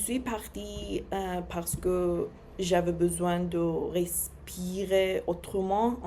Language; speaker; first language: French; non-native, fluent; Persian